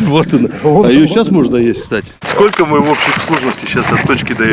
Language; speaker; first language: Russian; native; Russian